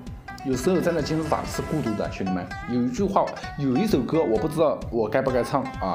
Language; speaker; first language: Chinese; native; Chinese